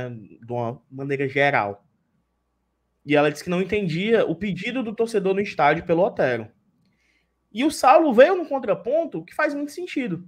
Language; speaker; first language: Portuguese; native; Portuguese